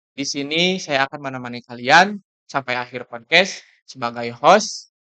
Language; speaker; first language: Indonesian; native; Indonesian